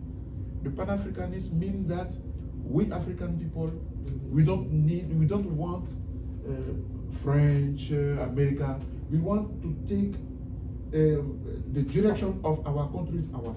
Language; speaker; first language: English; non-native, learner; French